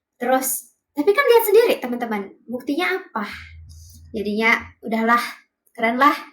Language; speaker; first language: Indonesian; native; Indonesian